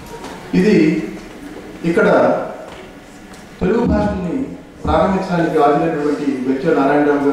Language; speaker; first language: Telugu; native; Telugu